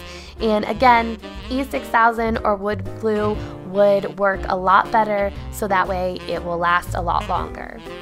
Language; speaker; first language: English; native; English